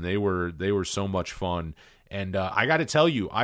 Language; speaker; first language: English; native; English